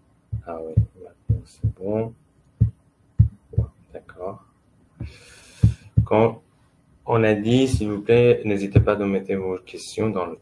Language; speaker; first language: French; non-native, fluent; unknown